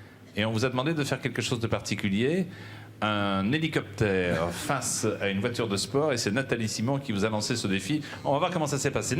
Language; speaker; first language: French; native; French